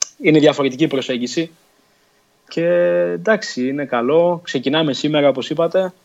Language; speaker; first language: Greek; early bilingual, other home language; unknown